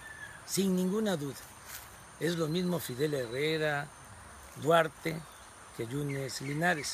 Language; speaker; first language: Spanish; native; Spanish